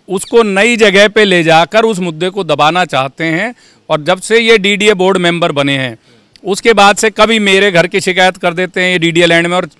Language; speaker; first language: Hindi; native; Hindi